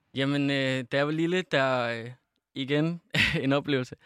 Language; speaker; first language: Danish; native; Danish